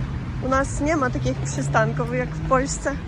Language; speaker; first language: Polish; non-native, learner; Russian